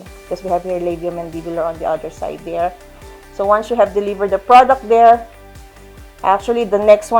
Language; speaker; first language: English; non-native, local second language; Filipino